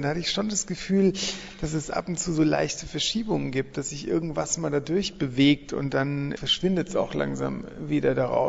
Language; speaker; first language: German; native; German